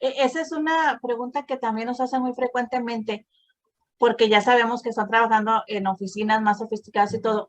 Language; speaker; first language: Spanish; native; Spanish